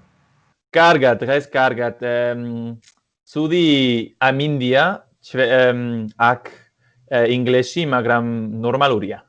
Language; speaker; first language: Georgian; non-native, learner; English